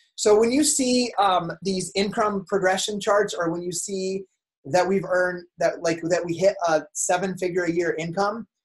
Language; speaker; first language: English; native; English